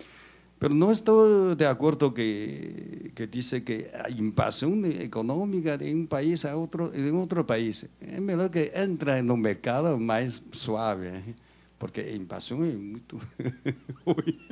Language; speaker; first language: Portuguese; non-native, learner; Chinese